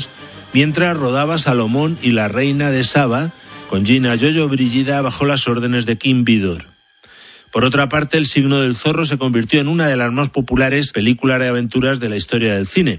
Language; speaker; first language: Spanish; native; Spanish